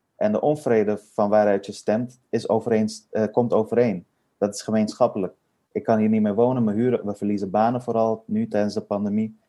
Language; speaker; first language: Dutch; early bilingual, other home language; Persian